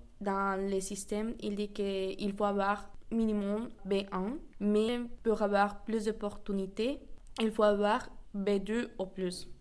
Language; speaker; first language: French; non-native, fluent; Spanish